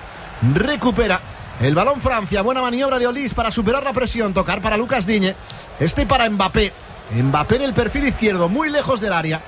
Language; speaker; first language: Spanish; native; Spanish